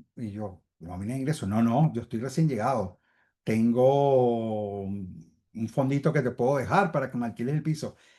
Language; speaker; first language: Spanish; native; Spanish